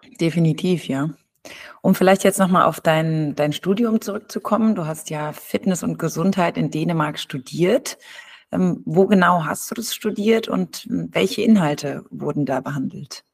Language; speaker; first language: German; native; German